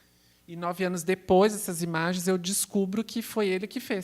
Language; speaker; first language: Portuguese; native; Portuguese